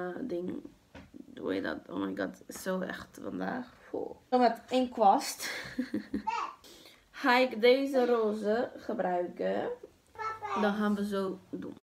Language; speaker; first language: Dutch; early bilingual, other home language; Portuguese